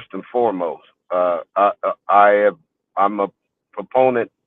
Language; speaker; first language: English; native; English